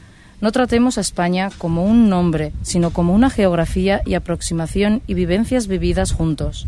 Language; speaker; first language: Spanish; native; Spanish